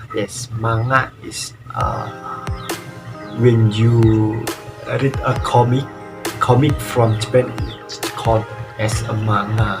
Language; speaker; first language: English; non-native, learner; Indonesian